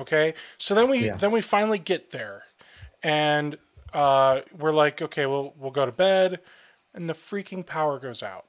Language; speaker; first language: English; native; English